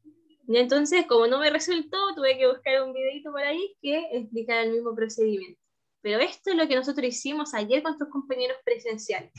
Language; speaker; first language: Spanish; native; Spanish